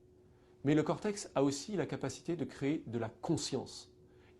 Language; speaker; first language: French; native; French